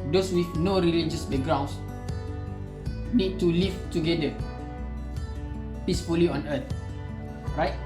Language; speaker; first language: English; non-native, learner; Malay